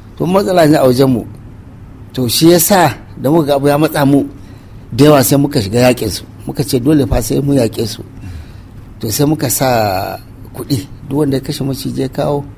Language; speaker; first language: Hausa; non-native, local second language; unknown